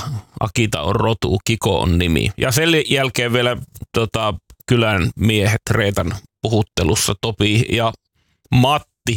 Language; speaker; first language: Finnish; native; Finnish